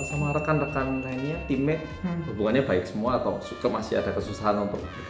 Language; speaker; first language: Indonesian; native; Indonesian